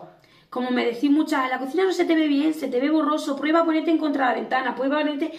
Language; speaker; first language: Spanish; native; Spanish